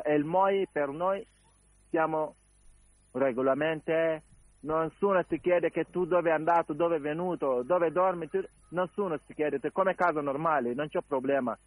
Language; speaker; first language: Italian; non-native, learner; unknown